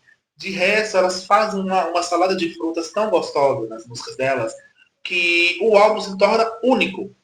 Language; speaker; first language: Portuguese; native; Portuguese